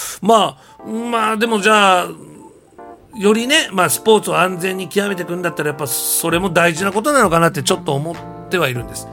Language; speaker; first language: Japanese; native; Japanese